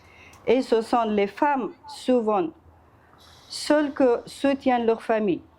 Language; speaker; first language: French; non-native, fluent; Persian